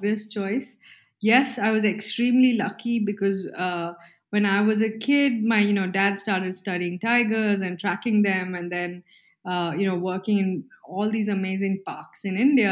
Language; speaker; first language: English; non-native, local second language; Kannada